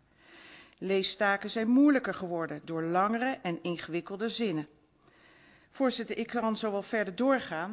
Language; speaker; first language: Dutch; native; Dutch